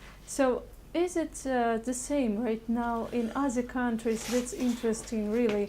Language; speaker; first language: English; non-native, learner; Russian